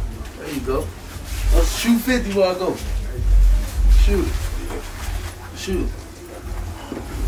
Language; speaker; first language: English; native; English